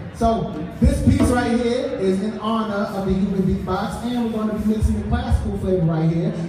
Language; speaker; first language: English; native; English